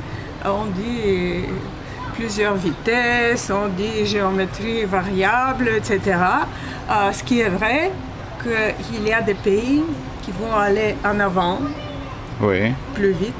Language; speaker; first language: French; non-native, fluent; Bulgarian